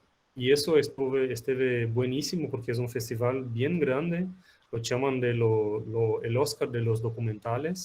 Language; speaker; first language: Spanish; non-native, fluent; Portuguese